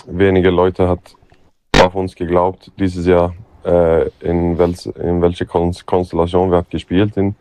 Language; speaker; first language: German; non-native, fluent; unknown